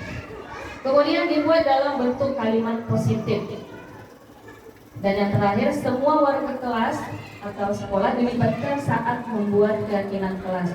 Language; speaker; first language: Indonesian; native; Indonesian